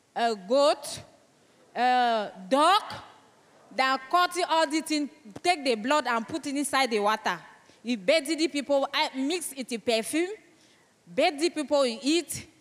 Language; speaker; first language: English; non-native, local second language; French